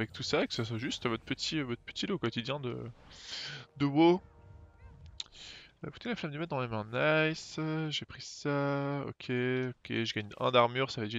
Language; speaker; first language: French; native; French